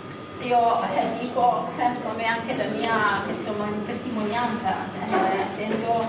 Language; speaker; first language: Italian; non-native, fluent; Kurdish